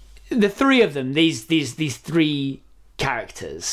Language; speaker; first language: English; native; English